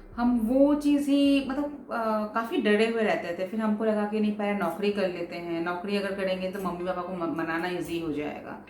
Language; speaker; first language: Hindi; non-native, local second language; Bangla